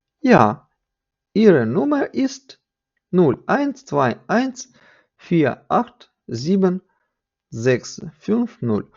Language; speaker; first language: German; non-native, fluent; Ukrainian